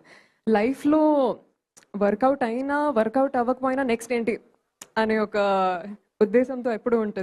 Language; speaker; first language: Telugu; early bilingual, heritage; Telugu